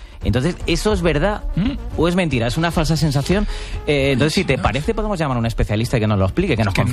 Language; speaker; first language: Spanish; native; Spanish